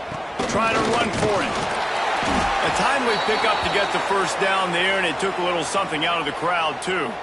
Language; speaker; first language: English; native; English